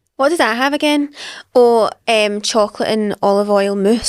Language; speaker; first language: English; native; English